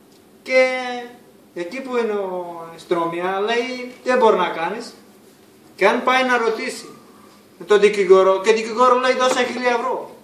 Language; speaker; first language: Greek; non-native, learner; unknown